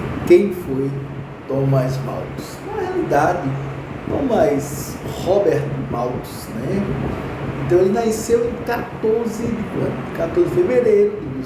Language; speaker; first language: Portuguese; native; Portuguese